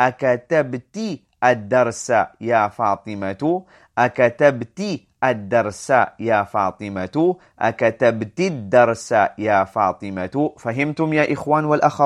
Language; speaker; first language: Arabic; non-native, fluent; English